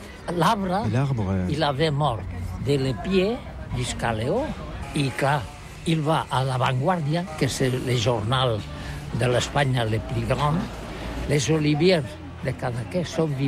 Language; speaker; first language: French; non-native, learner; Catalan